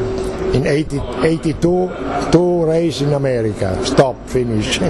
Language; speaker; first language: English; non-native, learner; Italian